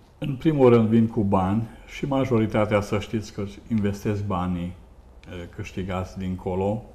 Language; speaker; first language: Romanian; non-native, local second language; Hungarian